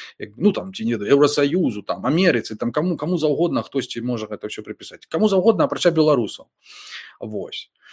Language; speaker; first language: Belarusian; non-native, local second language; Russian